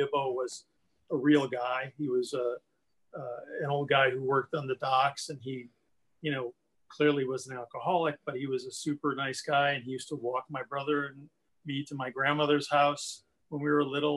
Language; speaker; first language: English; native; English